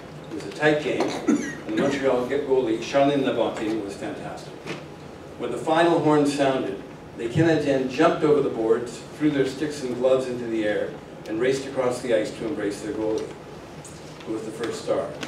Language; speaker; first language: English; native; English